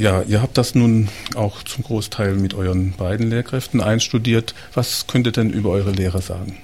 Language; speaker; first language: German; native; German